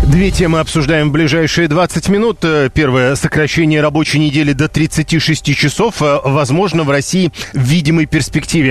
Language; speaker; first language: Russian; native; Russian